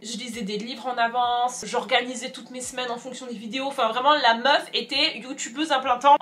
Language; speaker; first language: French; native; French